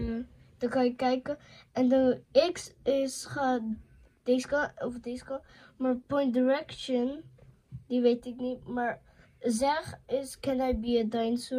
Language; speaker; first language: Dutch; early bilingual, heritage; Dutch